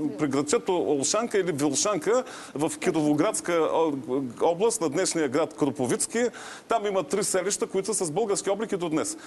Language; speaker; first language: Bulgarian; native; Bulgarian